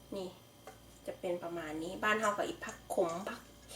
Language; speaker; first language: Thai; native; Thai